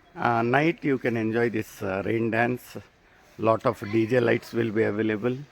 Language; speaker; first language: English; non-native, local second language; Telugu